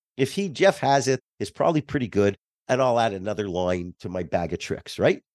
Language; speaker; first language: English; native; English